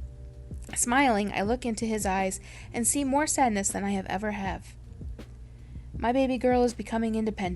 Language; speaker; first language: English; native; English